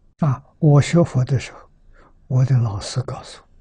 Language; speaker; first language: Chinese; native; Chinese